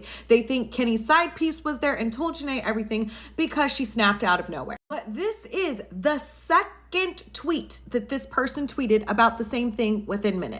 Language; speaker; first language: English; native; English